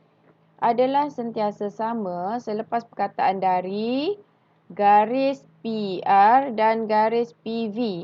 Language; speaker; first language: Malay; native; Malay